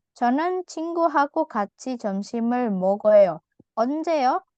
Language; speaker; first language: Korean; non-native, fluent; Indonesian